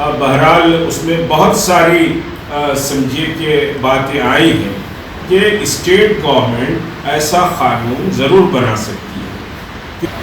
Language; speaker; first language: Urdu; native; Urdu